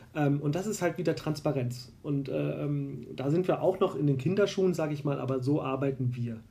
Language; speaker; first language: German; native; German